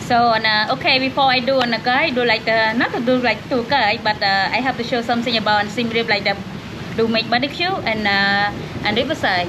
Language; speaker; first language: English; non-native, learner; Khmer